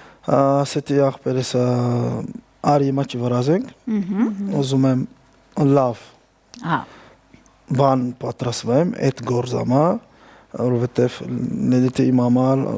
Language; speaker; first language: Armenian; non-native, learner; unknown